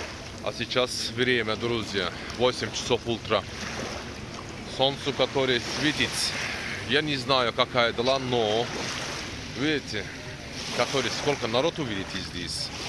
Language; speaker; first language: Russian; non-native, learner; Turkish